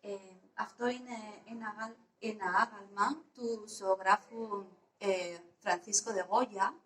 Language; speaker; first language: Greek; non-native, fluent; Spanish